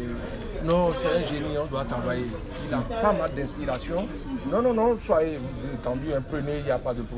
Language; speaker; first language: French; non-native, local second language; Fon